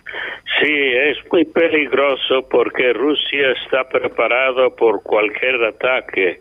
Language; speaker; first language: Spanish; non-native, fluent; English